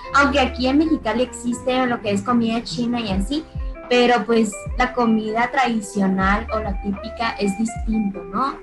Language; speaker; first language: Spanish; early bilingual, other home language; Chinese